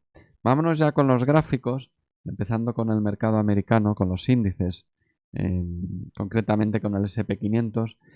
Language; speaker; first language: Spanish; native; Spanish